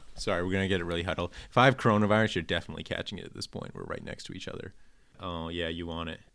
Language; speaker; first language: English; native; English